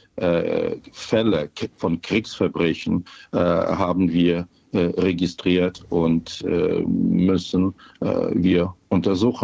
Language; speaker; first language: German; non-native, fluent; Ukrainian